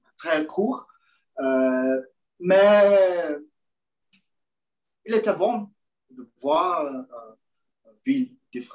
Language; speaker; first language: French; non-native, learner; Portuguese